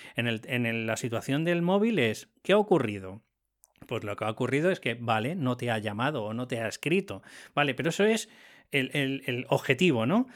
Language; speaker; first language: Spanish; native; Spanish